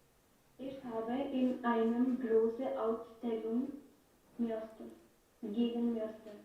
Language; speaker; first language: German; non-native, learner; Hindi